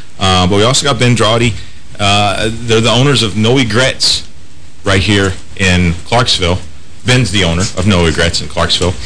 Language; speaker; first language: English; native; English